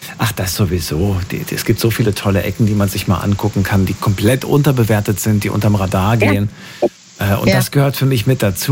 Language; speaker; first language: German; native; German